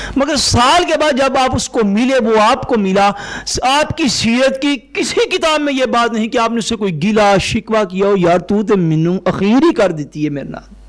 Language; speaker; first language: Urdu; non-native, local second language; Punjabi